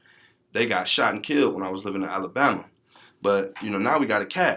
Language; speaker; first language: English; native; English